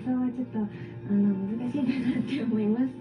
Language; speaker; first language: Japanese; native; Japanese